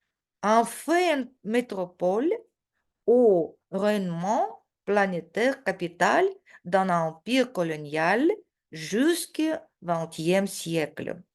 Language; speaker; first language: French; non-native, fluent; Russian